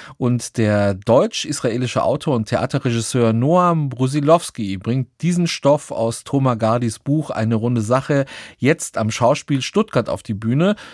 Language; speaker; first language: German; native; German